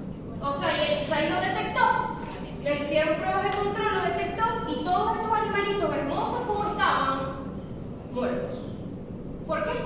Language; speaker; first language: Spanish; native; Spanish